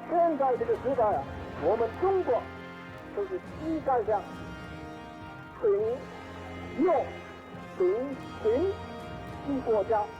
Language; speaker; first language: Chinese; non-native, local second language; Cantonese